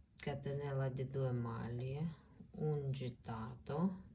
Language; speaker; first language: Italian; non-native, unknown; Ukrainian